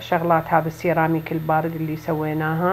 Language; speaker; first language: Arabic; native; Arabic